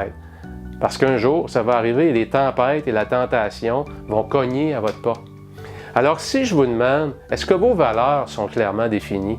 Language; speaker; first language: French; native; French